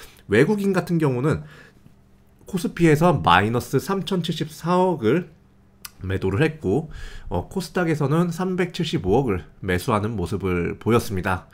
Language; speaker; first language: Korean; native; Korean